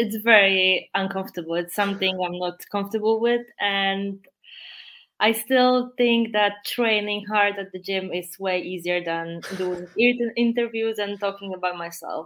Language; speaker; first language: English; non-native, fluent; Polish